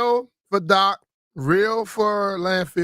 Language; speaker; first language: English; native; English